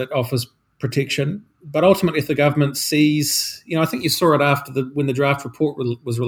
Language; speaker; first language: English; native; English